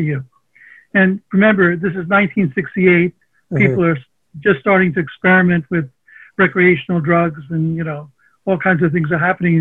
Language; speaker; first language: English; early bilingual, other home language; Armenian